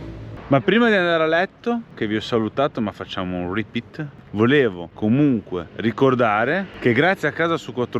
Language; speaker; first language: Italian; native; Italian